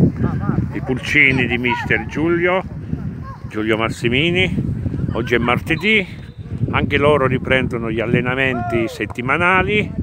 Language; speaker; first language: Italian; native; Italian